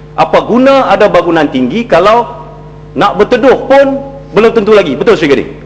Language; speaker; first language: Malay; native; Malay